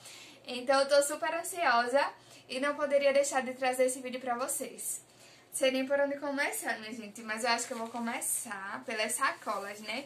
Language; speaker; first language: Portuguese; native; Portuguese